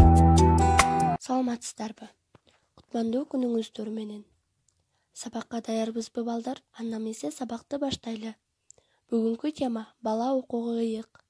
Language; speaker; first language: Kyrgyz; native; Kyrgyz